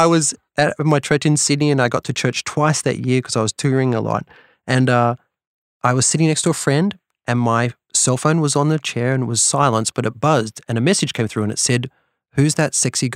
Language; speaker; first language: English; native; English